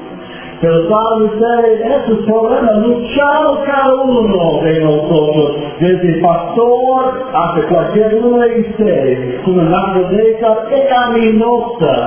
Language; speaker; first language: Spanish; non-native, fluent; English